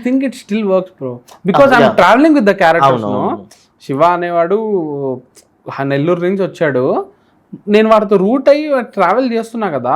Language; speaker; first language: Telugu; native; Telugu